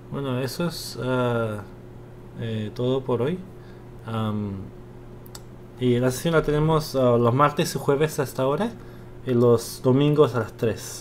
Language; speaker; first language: Spanish; non-native, fluent; Korean